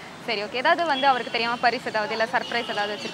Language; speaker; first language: Tamil; native; Tamil